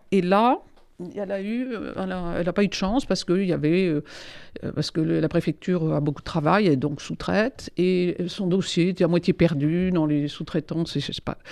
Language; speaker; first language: French; native; French